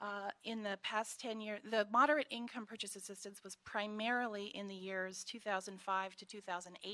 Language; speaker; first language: English; native; English